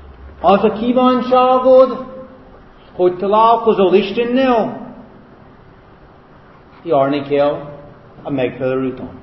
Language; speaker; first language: Hungarian; non-native, fluent; English